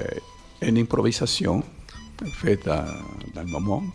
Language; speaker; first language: French; non-native, fluent; Spanish